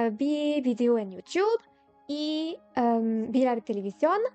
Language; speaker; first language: Spanish; non-native, learner; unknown